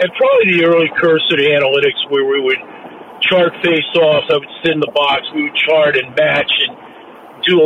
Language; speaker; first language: English; native; English